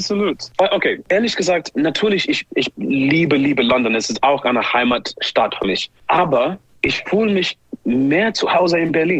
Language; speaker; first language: German; non-native, learner; English